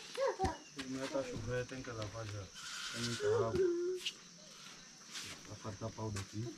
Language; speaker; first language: Portuguese; non-native, fluent; Vietnamese